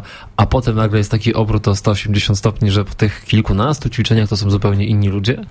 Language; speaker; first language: Polish; native; Polish